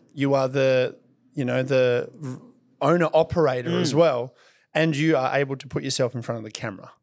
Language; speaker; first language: English; native; English